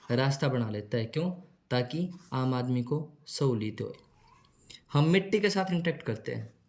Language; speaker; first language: Hindi; native; Hindi